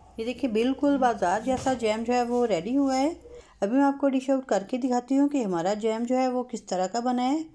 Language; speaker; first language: Urdu; native; Urdu